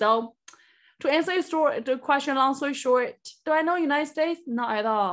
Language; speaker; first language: English; non-native, fluent; Chinese